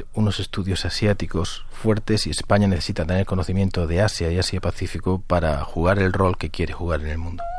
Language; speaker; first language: Spanish; native; Spanish